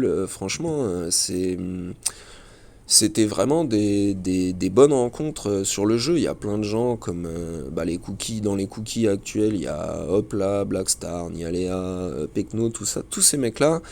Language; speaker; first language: French; native; French